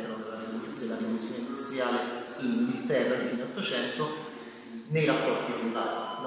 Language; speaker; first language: Italian; native; Italian